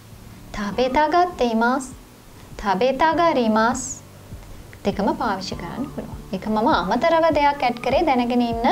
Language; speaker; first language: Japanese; non-native, fluent; Sinhala